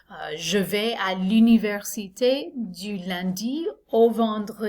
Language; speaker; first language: French; non-native, fluent; English